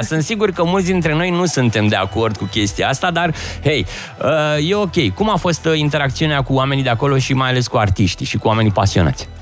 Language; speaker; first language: Romanian; native; Romanian